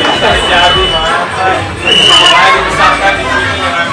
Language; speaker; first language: Indonesian; early bilingual, other home language; English